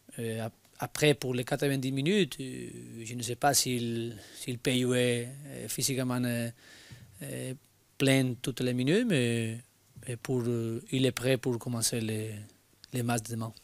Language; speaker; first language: French; non-native, learner; Spanish